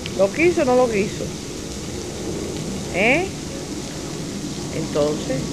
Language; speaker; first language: Spanish; native; Spanish